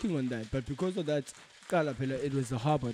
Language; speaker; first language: English; non-native, local second language; Zulu